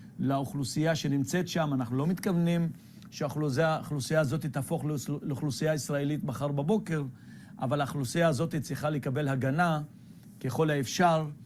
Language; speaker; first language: Hebrew; non-native, local second language; Arabic